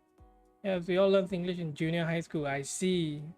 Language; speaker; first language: English; non-native, fluent; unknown